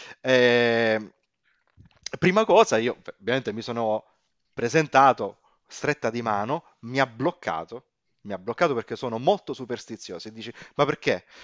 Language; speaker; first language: Italian; native; Italian